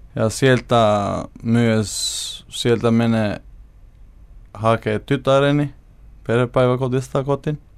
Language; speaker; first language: Finnish; non-native, learner; Albanian